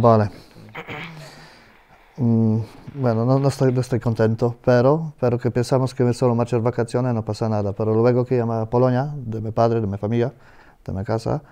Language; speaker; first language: Spanish; non-native, learner; Polish